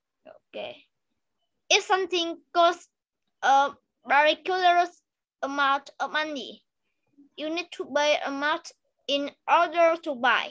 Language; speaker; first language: English; non-native, learner; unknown